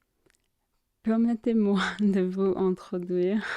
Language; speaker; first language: French; non-native, learner; English